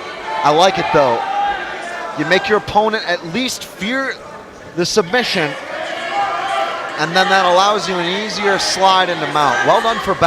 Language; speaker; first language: English; native; English